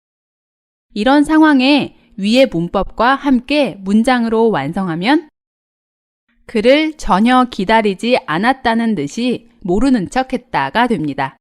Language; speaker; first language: Korean; native; Korean